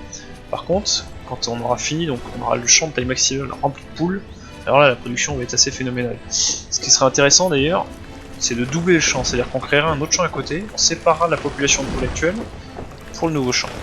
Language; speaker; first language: French; native; French